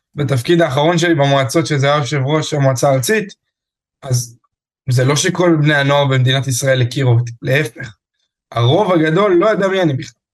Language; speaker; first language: Hebrew; native; Hebrew